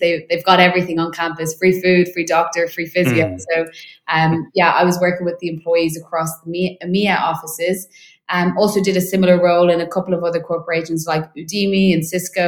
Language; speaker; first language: English; native; English